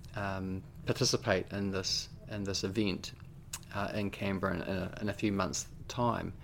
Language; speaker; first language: English; native; English